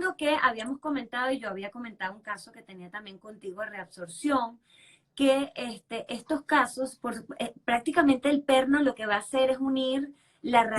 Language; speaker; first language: Spanish; native; Spanish